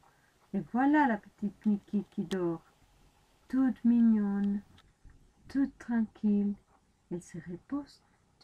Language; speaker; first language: French; non-native, fluent; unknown